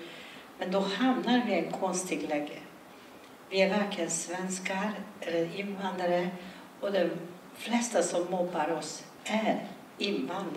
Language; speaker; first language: Swedish; non-native, fluent; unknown